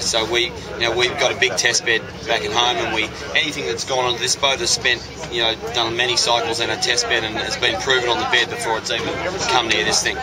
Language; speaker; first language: English; native; English